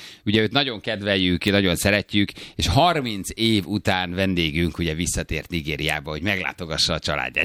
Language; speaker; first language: Hungarian; native; Hungarian